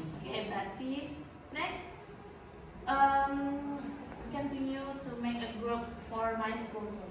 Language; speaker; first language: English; non-native, learner; Indonesian